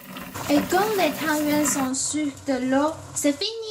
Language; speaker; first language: French; non-native, learner; Chinese